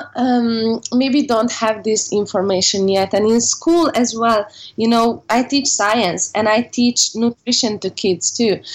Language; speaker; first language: English; non-native, fluent; Hungarian